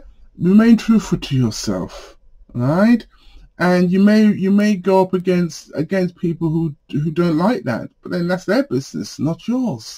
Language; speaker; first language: English; native; English